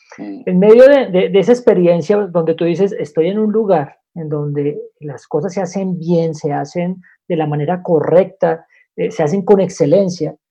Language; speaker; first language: Spanish; native; Spanish